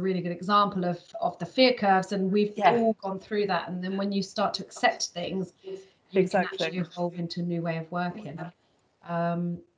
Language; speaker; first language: English; native; English